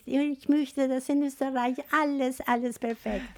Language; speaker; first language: German; non-native, learner; Albanian